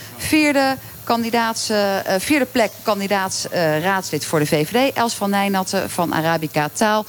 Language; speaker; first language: Dutch; native; Dutch